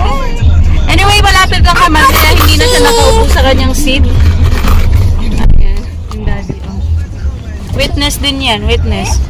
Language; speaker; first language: Filipino; native; Filipino